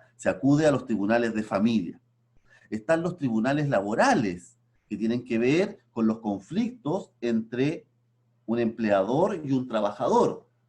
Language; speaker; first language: Spanish; native; Spanish